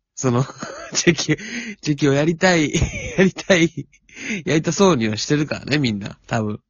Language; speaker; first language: Japanese; native; Japanese